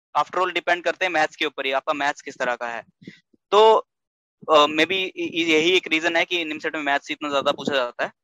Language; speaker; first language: Hindi; native; Hindi